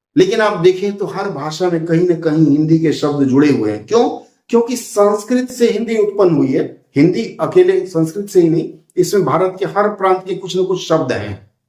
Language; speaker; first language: Hindi; native; Hindi